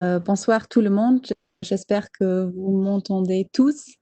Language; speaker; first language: French; non-native, local second language; Luxembourgish